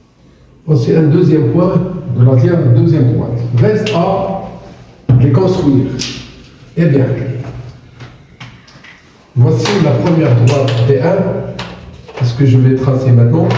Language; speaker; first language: French; non-native, local second language; Arabic